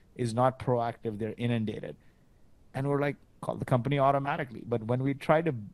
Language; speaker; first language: English; early bilingual, other home language; Arabic